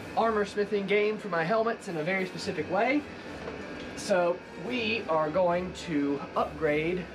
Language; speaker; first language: English; native; English